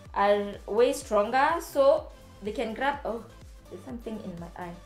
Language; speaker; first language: English; non-native, local second language; Kamba